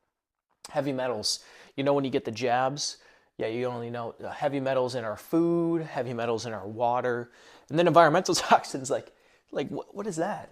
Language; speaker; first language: English; native; English